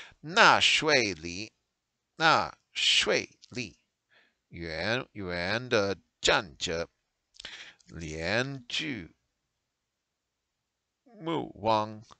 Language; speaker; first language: Chinese; non-native, learner; English